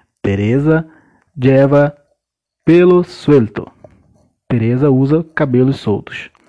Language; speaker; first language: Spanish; non-native, learner; Portuguese